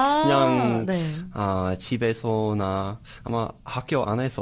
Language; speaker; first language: Korean; non-native, learner; English